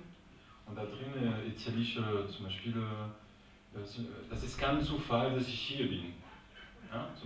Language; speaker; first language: German; non-native, local second language; French